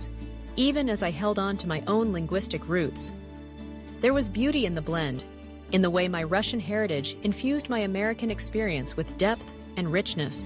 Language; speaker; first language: English; early bilingual, other home language; Russian